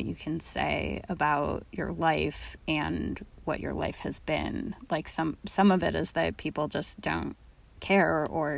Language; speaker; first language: English; native; English